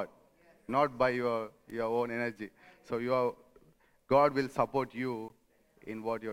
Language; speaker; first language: English; non-native, local second language; Telugu